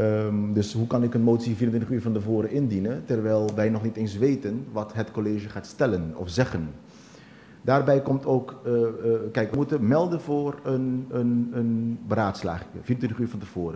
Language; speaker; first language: Dutch; non-native, local second language; Papiamento